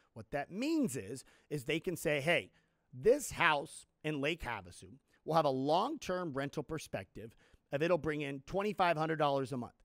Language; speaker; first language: English; native; English